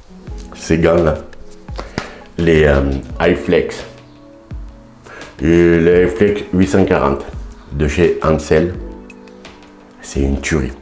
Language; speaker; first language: French; native; French